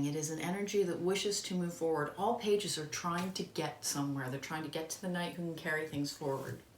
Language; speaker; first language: English; native; English